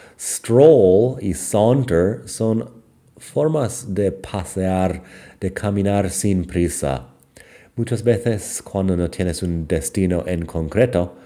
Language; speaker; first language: Spanish; non-native, fluent; English